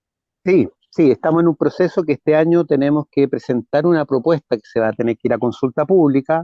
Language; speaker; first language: Spanish; native; Spanish